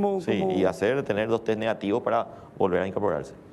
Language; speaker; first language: Spanish; native; Spanish